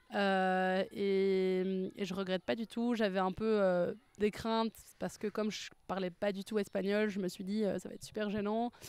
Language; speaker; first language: French; native; French